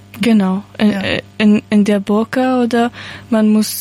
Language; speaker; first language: German; non-native, learner; Persian